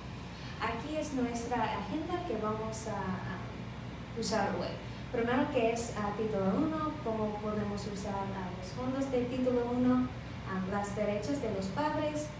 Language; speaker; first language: Spanish; non-native, learner; English